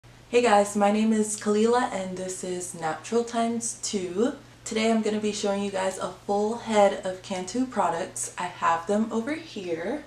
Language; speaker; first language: English; native; English